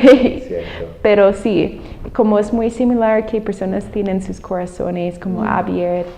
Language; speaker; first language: Spanish; non-native, fluent; English